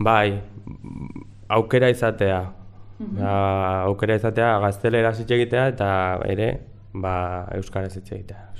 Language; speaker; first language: Basque; non-native, local second language; Spanish